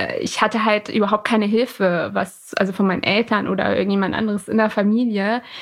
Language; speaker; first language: German; early bilingual, other home language; Persian